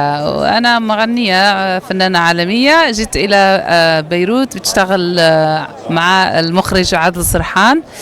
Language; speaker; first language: Arabic; non-native, learner; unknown